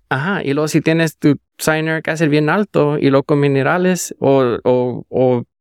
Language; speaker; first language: Spanish; early bilingual, heritage; Spanish